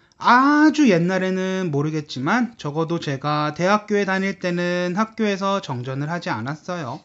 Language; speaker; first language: Korean; native; Korean